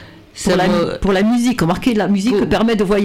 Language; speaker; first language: French; native; French